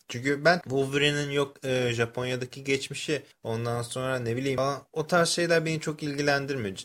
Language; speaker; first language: Turkish; early bilingual, other home language; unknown